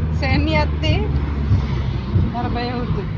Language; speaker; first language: Turkish; non-native, learner; Gujarati